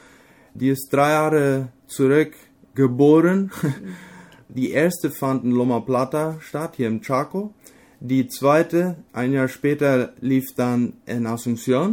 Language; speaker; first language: German; non-native, local second language; Low German